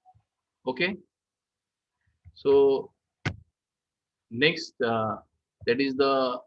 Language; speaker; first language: English; non-native, local second language; Marathi